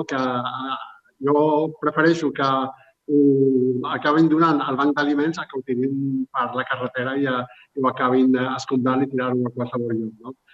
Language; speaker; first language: Catalan; non-native, fluent; Arabic